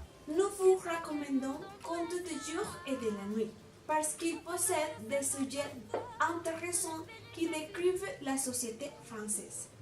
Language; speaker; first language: French; non-native, fluent; Spanish